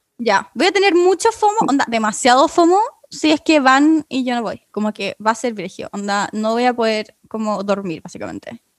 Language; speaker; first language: Spanish; native; Spanish